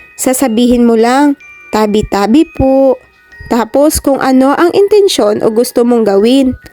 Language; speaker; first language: Filipino; native; Filipino